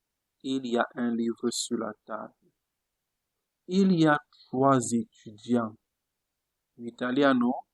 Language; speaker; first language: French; non-native, fluent; Italian